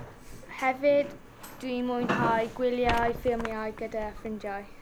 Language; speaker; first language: Welsh; non-native, local second language; English